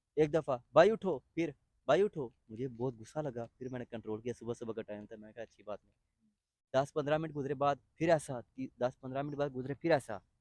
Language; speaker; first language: Urdu; non-native, local second language; Punjabi